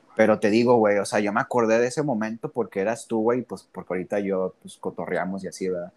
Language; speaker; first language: Spanish; native; Spanish